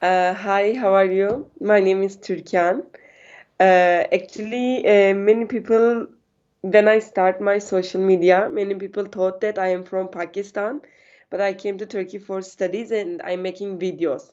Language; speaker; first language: English; non-native, learner; Turkish